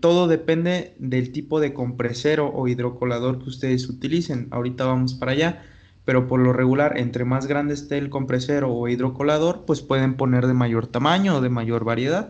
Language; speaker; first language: Spanish; native; Spanish